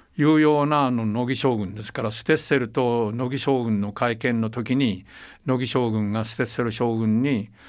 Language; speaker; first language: Japanese; native; Japanese